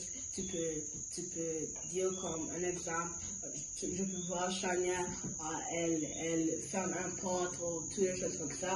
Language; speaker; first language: French; early bilingual, other home language; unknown